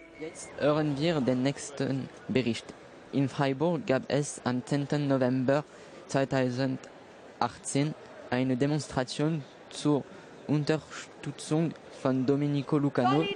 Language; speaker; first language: German; non-native, learner; French